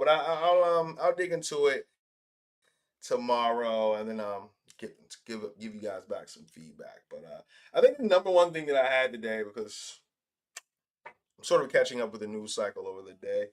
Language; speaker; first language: English; native; English